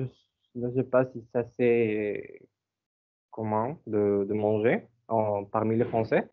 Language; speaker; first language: French; non-native, learner; Spanish